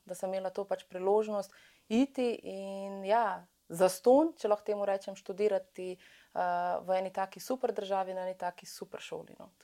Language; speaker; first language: Slovenian; early bilingual, other home language; Serbian